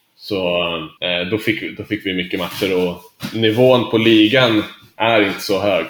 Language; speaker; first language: Swedish; native; Swedish